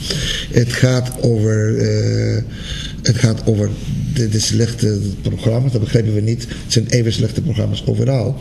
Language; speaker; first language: Dutch; non-native, fluent; Spanish